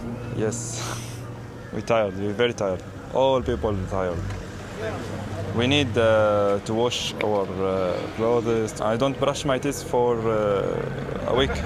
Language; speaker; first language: English; non-native, learner; Arabic